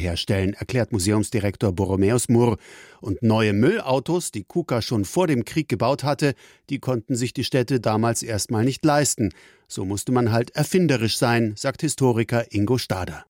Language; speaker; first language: German; native; German